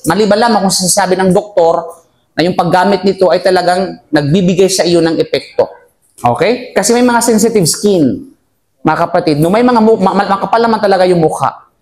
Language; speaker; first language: Filipino; non-native, local second language; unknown